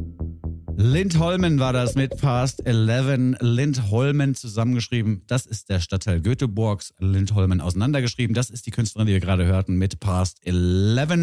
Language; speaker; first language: German; native; German